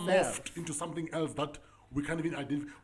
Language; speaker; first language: English; non-native, local second language; Tsonga